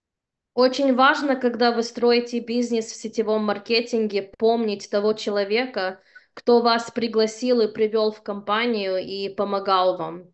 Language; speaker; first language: Russian; early bilingual, heritage; Russian